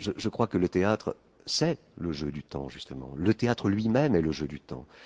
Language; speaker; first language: French; native; French